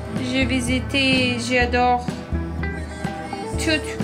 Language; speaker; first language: French; non-native, learner; Ukrainian